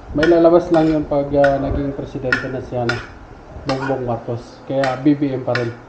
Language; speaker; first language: Filipino; non-native, local second language; Bikol